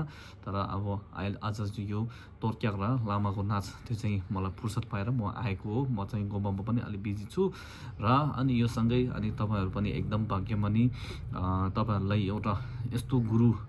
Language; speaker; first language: Nepali; non-native, local second language; Tibetan